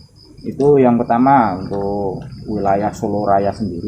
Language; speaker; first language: Indonesian; non-native, local second language; Javanese